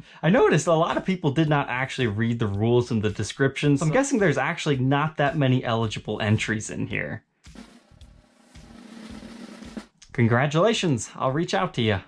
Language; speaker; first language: English; native; English